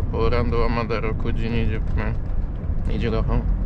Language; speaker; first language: Japanese; non-native, fluent; Polish